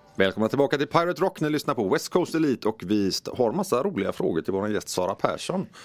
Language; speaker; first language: Swedish; native; Swedish